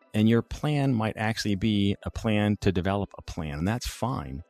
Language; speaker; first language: English; native; English